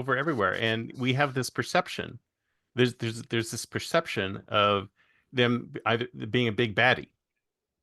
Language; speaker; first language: English; native; English